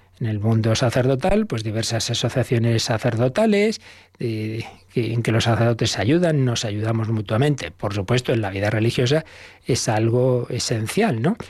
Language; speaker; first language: Spanish; native; Spanish